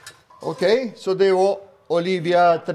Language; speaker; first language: Swedish; non-native, fluent; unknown